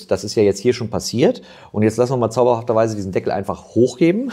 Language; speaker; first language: German; native; German